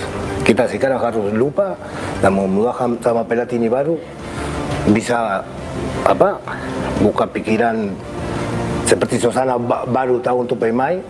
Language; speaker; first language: Indonesian; non-native, local second language; Spanish